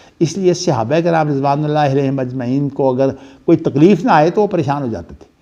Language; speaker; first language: Urdu; non-native, local second language; Punjabi